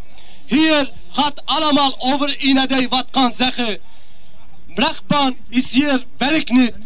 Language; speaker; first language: Dutch; non-native, learner; Kurdish